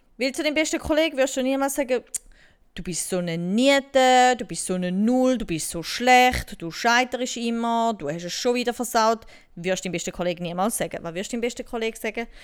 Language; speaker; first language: German; native; German